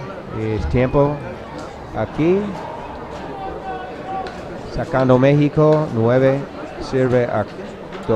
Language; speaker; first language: Spanish; non-native, learner; English